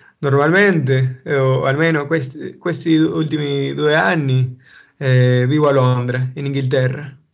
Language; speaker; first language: Italian; non-native, fluent; Spanish